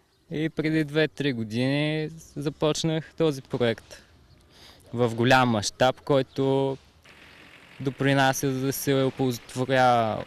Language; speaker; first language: Bulgarian; native; Bulgarian